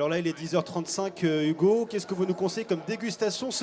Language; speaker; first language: French; native; French